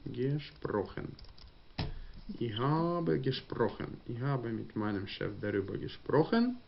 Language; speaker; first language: German; non-native, fluent; Ukrainian